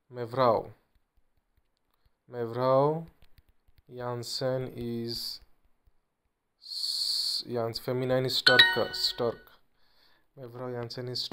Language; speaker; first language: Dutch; non-native, learner; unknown